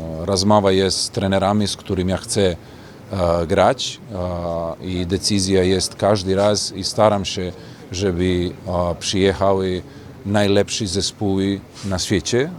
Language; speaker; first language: Polish; non-native, fluent; Serbian